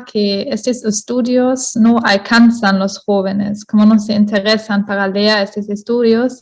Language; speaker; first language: Spanish; non-native, fluent; German